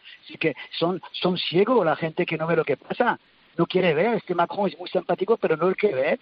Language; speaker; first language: Spanish; non-native, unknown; French